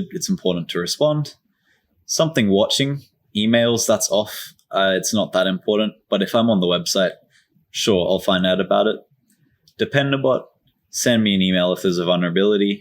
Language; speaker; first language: English; native; English